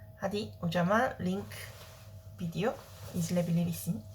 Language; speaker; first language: Turkish; non-native, learner; Korean